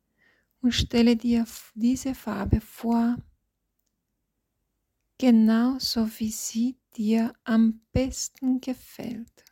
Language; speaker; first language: German; non-native, fluent; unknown